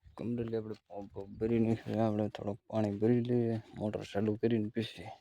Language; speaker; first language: Gujarati; non-native, local second language; Bhili